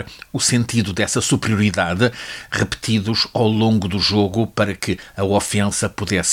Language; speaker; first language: Portuguese; native; Portuguese